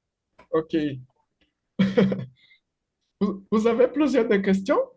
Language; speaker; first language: French; non-native, fluent; Portuguese